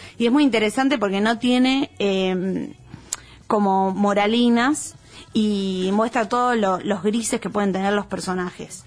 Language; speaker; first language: Spanish; native; Spanish